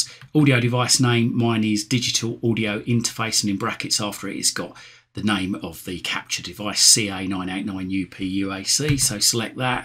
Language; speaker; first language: English; native; English